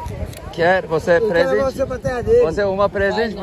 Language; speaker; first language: Portuguese; non-native, learner; Turkish